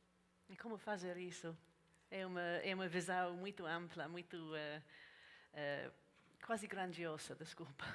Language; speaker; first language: Portuguese; non-native, learner; English